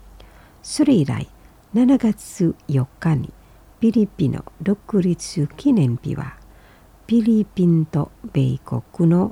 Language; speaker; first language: Japanese; non-native, fluent; Indonesian